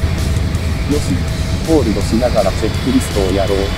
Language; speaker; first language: Japanese; native; Japanese